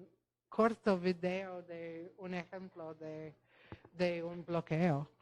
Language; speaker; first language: Spanish; non-native, fluent; Polish